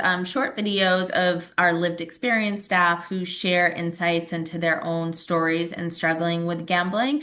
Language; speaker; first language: English; native; English